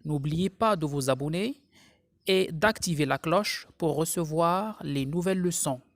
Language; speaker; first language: French; non-native, local second language; Arabic